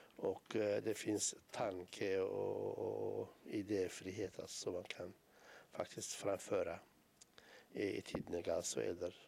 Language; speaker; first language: Swedish; non-native, fluent; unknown